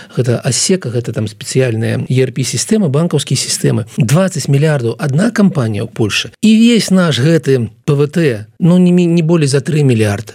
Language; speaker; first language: Belarusian; non-native, local second language; Russian